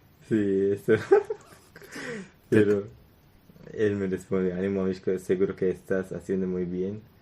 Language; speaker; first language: Spanish; non-native, learner; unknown